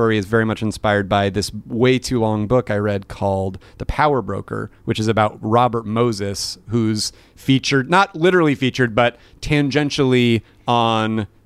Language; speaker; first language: English; native; English